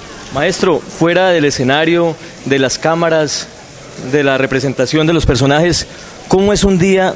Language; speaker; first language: Spanish; native; Spanish